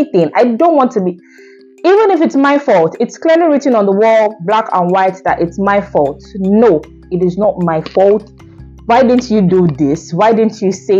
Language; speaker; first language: English; non-native, local second language; Igbo